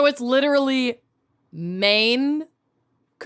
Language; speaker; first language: English; native; English